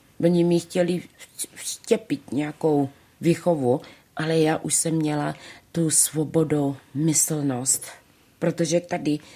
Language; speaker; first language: Czech; early bilingual, other home language; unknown